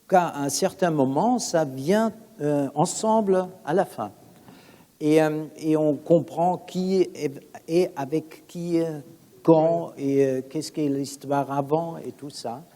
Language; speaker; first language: French; non-native, fluent; German